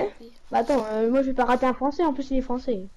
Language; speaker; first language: French; native; French